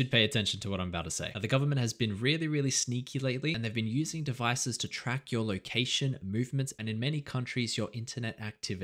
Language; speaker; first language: English; native; English